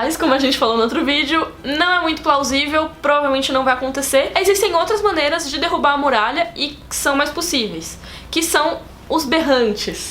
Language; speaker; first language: Portuguese; native; Portuguese